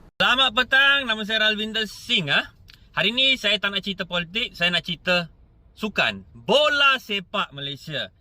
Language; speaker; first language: Malay; non-native, local second language; Punjabi